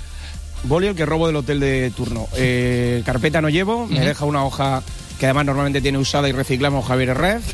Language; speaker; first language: Spanish; native; Spanish